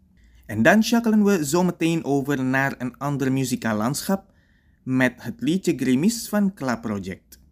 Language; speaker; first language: Dutch; non-native, fluent; Indonesian